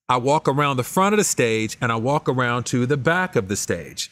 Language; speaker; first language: English; native; English